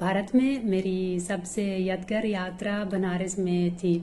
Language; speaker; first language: Hindi; non-native, learner; Italian